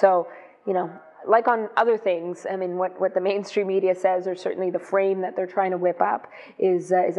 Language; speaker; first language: English; non-native, fluent; Greek